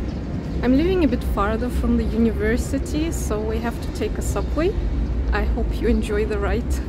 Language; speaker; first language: English; non-native, fluent; German